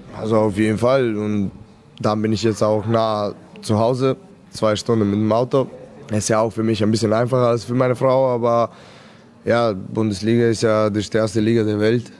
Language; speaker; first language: German; non-native, fluent; Serbian